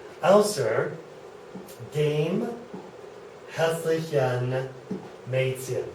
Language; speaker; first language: German; non-native, learner; English